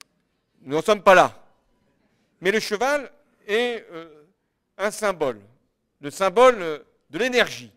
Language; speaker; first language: French; native; French